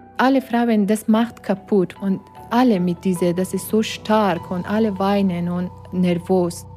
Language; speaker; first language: German; non-native, learner; Persian